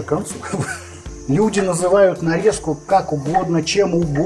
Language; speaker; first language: Russian; native; Russian